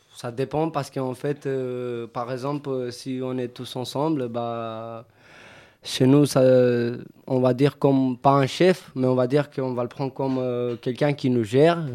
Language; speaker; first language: French; non-native, fluent; Romany